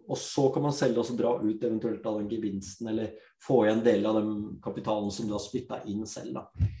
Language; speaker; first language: Norwegian; early bilingual, other home language; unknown